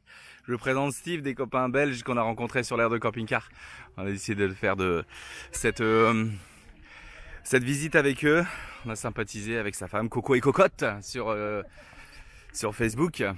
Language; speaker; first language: French; native; French